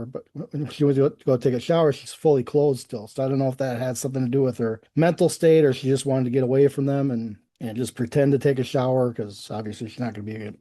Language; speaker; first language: English; native; English